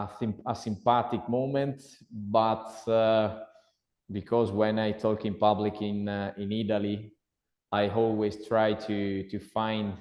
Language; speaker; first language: English; non-native, learner; Italian